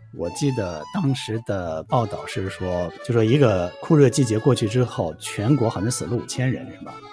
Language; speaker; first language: Chinese; native; Chinese